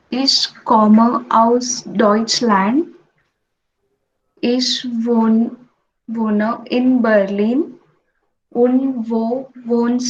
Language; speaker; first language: German; non-native, learner; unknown